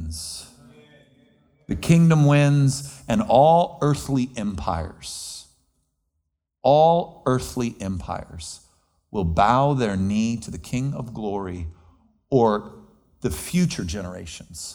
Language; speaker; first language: English; native; English